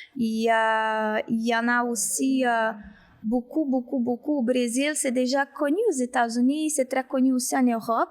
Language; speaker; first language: French; non-native, fluent; Portuguese